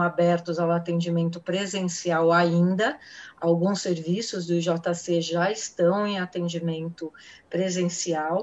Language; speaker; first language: Portuguese; native; Portuguese